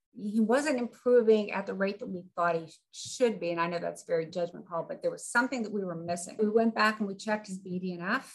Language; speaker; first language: English; native; English